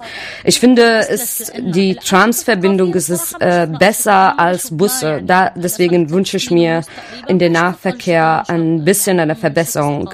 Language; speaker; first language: German; non-native, learner; Arabic